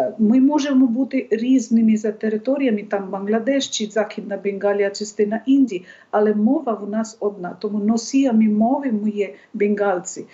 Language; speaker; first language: Ukrainian; non-native, fluent; Bangla